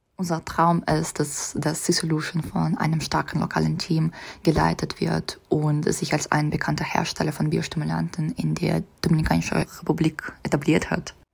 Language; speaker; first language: German; non-native, fluent; Russian